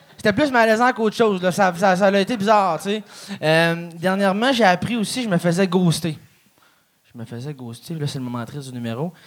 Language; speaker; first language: French; native; French